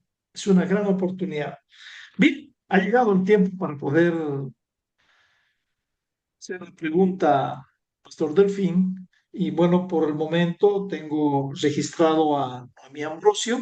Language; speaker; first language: Spanish; native; Spanish